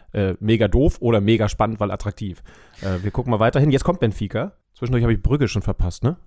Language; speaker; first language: German; native; German